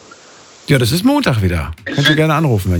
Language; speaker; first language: German; native; German